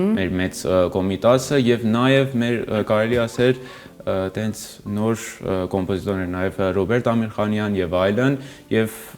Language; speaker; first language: Armenian; early bilingual, heritage; Armenian